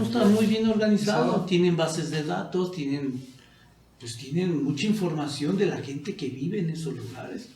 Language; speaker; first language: Spanish; native; Spanish